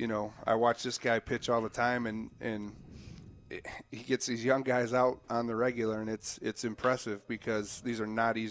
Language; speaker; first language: English; native; English